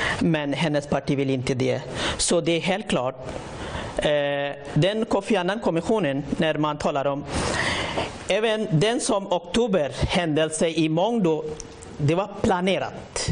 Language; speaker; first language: Swedish; non-native, learner; Rohingya